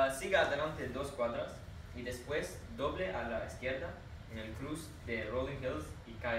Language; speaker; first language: Spanish; non-native, learner; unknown